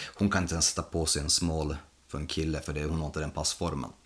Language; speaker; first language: Swedish; non-native, fluent; Polish